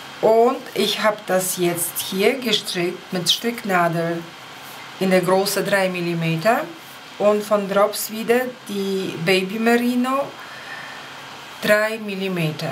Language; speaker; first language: German; non-native, fluent; Polish